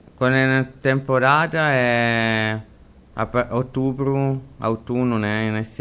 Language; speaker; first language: Portuguese; non-native, fluent; Italian